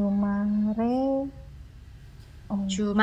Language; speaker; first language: Korean; non-native, learner; Indonesian